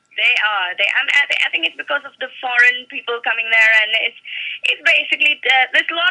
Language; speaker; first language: English; non-native, local second language; Malayalam